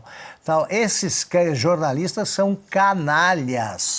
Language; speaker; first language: Portuguese; native; Portuguese